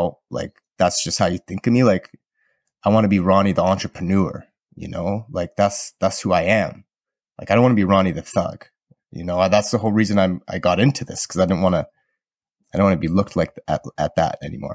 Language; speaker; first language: English; native; English